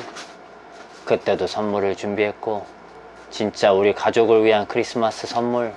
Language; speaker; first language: Korean; native; Korean